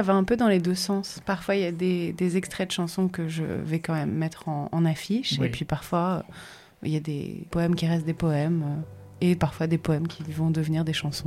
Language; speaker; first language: French; native; French